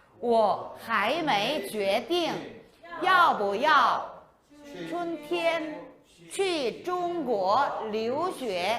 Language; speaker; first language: Chinese; non-native, fluent; Korean